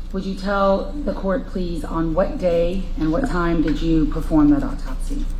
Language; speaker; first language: English; native; English